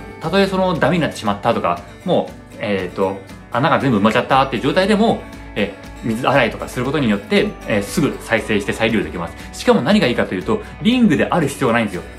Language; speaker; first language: Japanese; early bilingual, heritage; Japanese